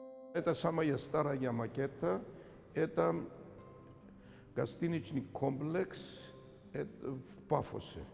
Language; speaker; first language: Russian; non-native, fluent; Greek